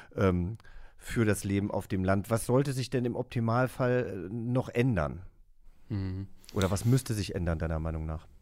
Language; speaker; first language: German; native; German